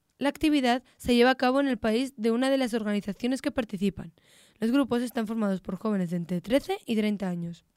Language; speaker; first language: Spanish; native; Spanish